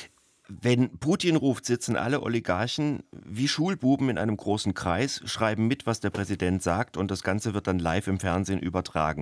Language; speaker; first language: German; native; German